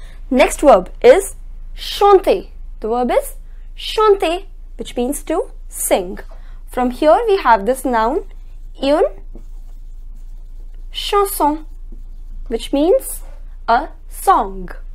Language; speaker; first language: English; non-native, local second language; Hindi